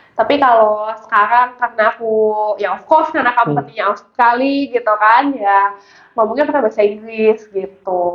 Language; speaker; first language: Indonesian; native; Indonesian